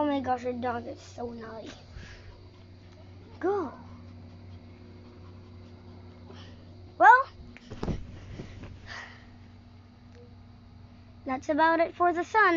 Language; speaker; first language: English; non-native, local second language; Filipino